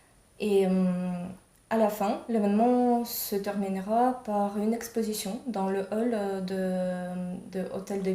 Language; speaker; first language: French; non-native, fluent; Ukrainian